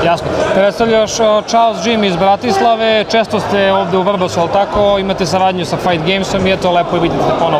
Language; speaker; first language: Serbian; native; Serbian